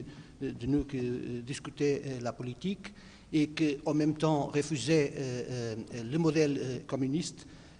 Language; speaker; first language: French; non-native, fluent; Portuguese